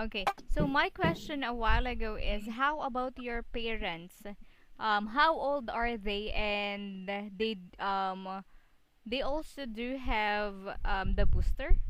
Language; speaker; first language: English; non-native, local second language; Filipino